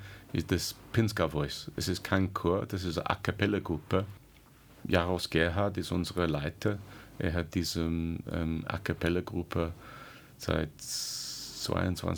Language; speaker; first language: German; non-native, fluent; English